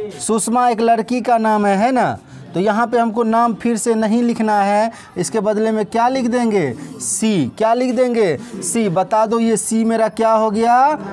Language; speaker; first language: Hindi; native; Hindi